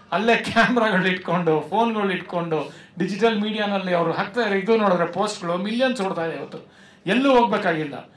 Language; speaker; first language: Kannada; native; Kannada